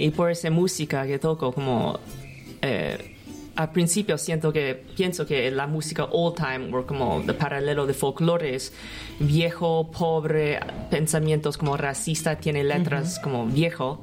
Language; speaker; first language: Spanish; non-native, learner; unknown